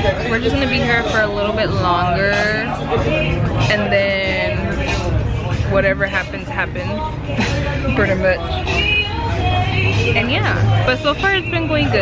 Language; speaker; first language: English; early bilingual, other home language; Spanish